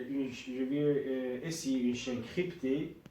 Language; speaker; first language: French; non-native, local second language; Arabic